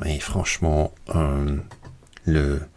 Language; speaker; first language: French; non-native, learner; English